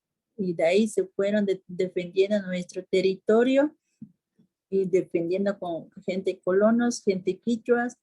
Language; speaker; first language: Spanish; non-native, local second language; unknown